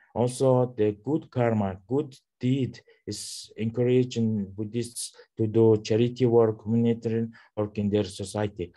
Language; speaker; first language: English; non-native, learner; Mongolian